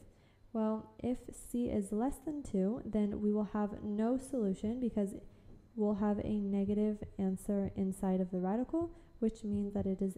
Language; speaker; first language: English; native; English